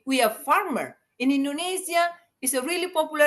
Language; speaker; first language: English; non-native, learner; Indonesian